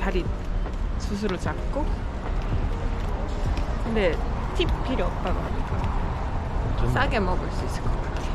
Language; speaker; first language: Korean; non-native, fluent; Japanese